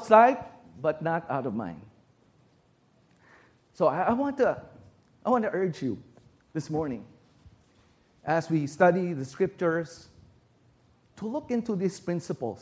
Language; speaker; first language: English; non-native, local second language; Filipino